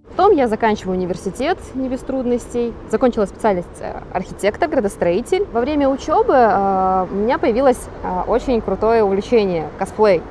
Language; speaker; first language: Russian; native; Russian